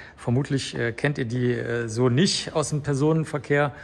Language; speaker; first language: German; native; German